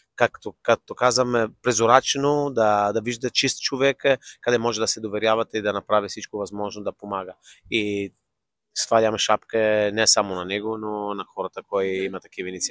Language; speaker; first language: Bulgarian; non-native, fluent; Italian